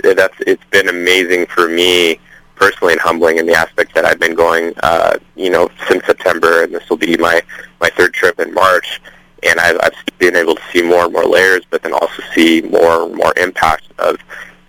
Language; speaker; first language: English; native; English